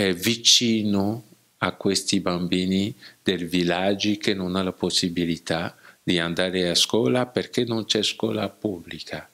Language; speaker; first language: Italian; non-native, learner; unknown